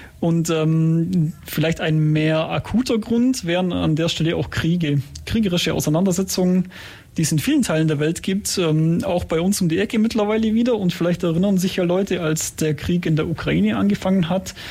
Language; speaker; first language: German; native; German